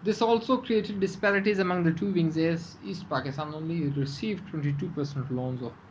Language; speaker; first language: English; non-native, local second language; Urdu